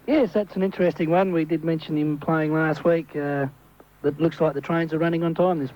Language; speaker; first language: English; native; English